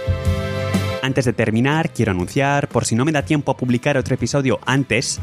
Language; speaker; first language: Spanish; native; Spanish